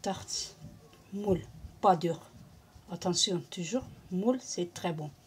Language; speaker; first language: French; non-native, learner; Turkish